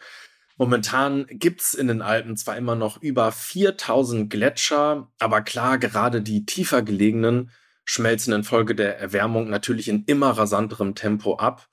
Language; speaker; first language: German; native; German